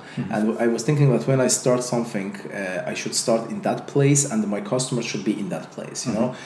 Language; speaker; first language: English; non-native, fluent; Azerbaijani